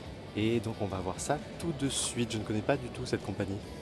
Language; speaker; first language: French; native; French